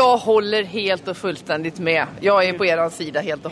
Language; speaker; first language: Swedish; native; Swedish